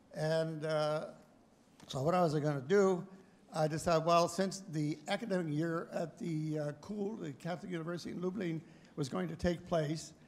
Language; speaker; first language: English; early bilingual, other home language; Polish